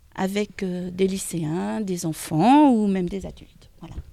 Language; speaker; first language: French; native; French